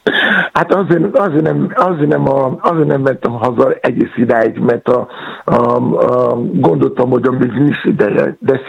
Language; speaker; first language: Hungarian; non-native, learner; Yoruba